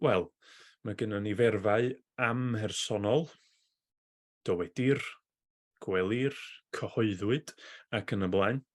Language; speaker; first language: Welsh; native; Welsh